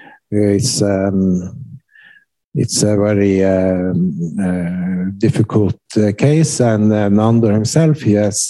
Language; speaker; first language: English; non-native, fluent; Norwegian